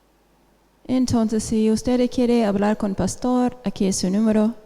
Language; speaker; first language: Spanish; non-native, fluent; English